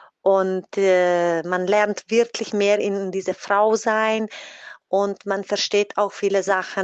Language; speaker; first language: German; non-native, fluent; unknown